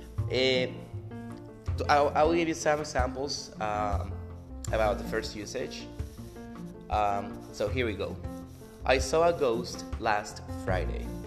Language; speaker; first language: English; non-native, fluent; Spanish